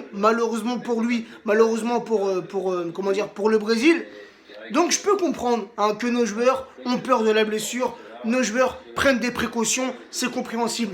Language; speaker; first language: French; native; French